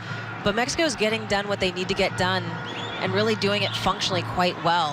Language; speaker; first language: English; native; English